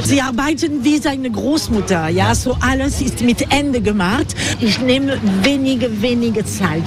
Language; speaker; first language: German; non-native, learner; French